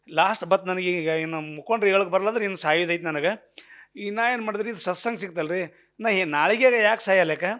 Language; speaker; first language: Kannada; native; Kannada